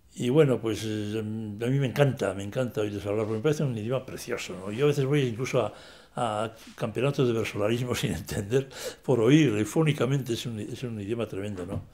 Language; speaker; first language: Spanish; non-native, local second language; Basque